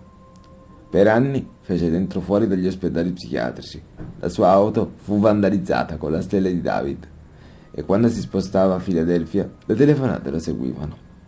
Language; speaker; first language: Italian; native; Italian